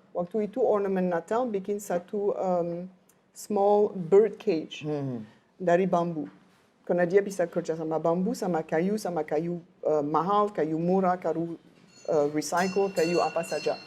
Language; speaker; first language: Indonesian; non-native, learner; French